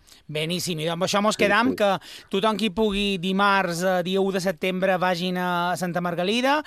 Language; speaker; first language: Catalan; native; Catalan